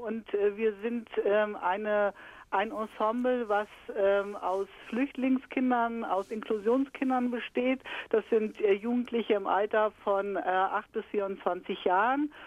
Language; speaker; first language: German; native; German